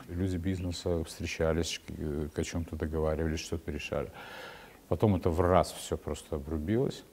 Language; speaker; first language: Russian; native; Russian